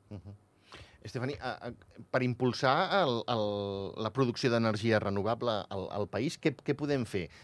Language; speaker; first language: Catalan; native; Catalan